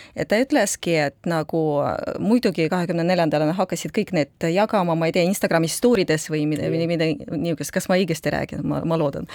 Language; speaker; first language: Estonian; non-native, local second language; Russian